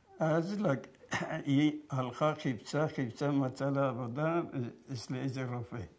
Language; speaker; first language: Hebrew; non-native, fluent; Persian